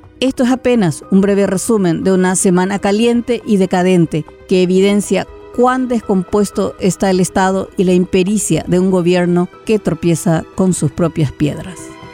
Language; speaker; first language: Spanish; native; Spanish